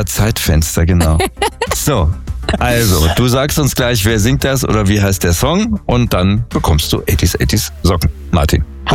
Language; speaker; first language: German; native; German